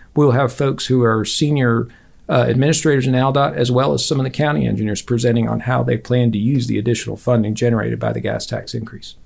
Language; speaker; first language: English; native; English